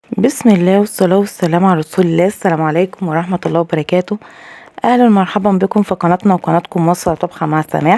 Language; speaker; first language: Arabic; native; Arabic